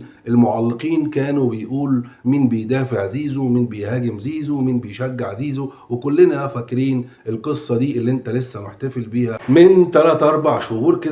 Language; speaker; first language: Arabic; native; Arabic